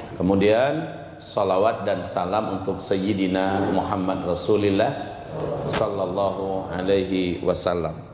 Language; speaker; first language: Indonesian; native; Indonesian